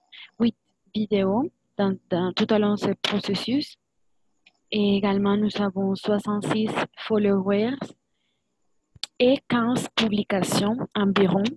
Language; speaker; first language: French; non-native, learner; Spanish